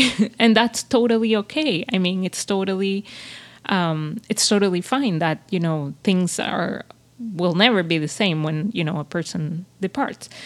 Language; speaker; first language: English; non-native, fluent; Spanish